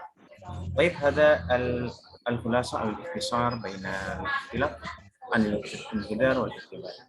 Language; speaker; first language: Arabic; non-native, learner; Indonesian